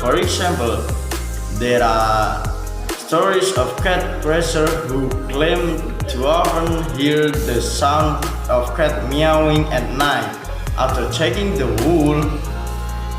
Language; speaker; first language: English; non-native, learner; Indonesian